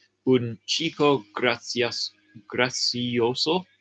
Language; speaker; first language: Spanish; non-native, learner; English